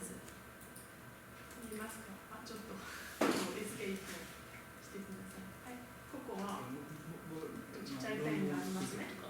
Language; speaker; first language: Japanese; non-native, learner; French